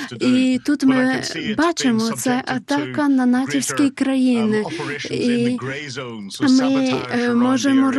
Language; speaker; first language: Ukrainian; non-native, fluent; English